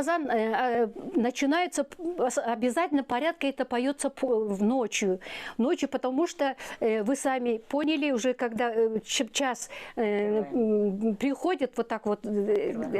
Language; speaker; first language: Russian; non-native, local second language; Kyrgyz